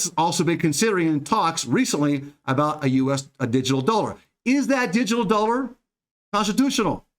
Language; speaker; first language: English; native; English